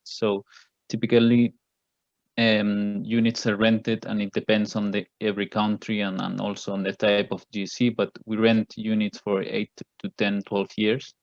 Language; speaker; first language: English; non-native, fluent; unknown